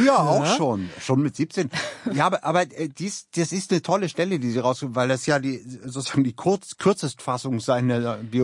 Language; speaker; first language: German; native; German